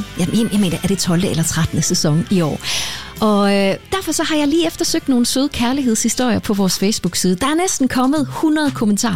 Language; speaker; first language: Danish; native; Danish